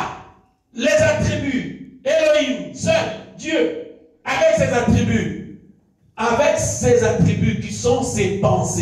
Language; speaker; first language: French; non-native, local second language; Lingala